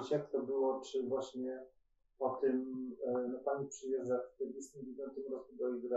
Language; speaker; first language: Polish; native; Polish